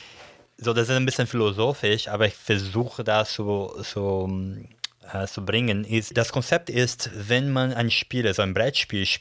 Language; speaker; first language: German; non-native, fluent; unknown